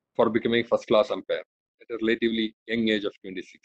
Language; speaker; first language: English; non-native, local second language; Malayalam